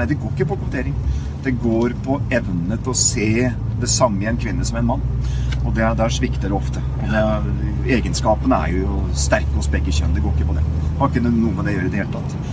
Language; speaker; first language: Norwegian; native; Norwegian